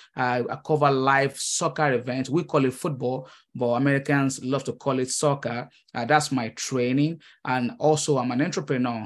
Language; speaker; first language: English; non-native, local second language; Yoruba